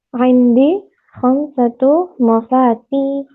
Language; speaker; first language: Arabic; non-native, learner; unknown